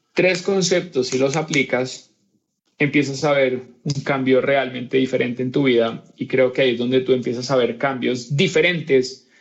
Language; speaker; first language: Spanish; native; Spanish